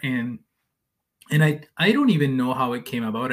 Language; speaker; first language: English; non-native, fluent; Spanish